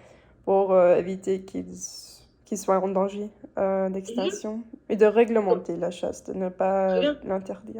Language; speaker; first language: French; non-native, fluent; English